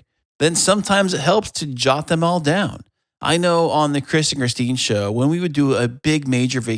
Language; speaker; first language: English; native; English